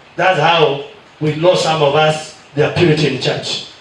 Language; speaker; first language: English; non-native, local second language; Swahili